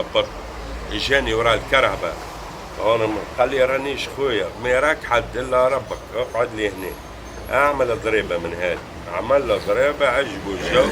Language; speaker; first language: Arabic; native; Arabic